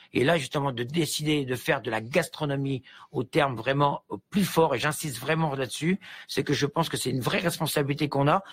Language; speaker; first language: French; native; French